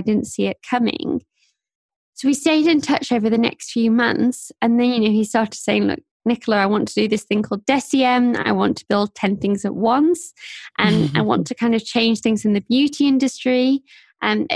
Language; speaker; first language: English; native; English